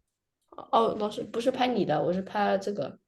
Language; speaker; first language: Chinese; early bilingual, other home language; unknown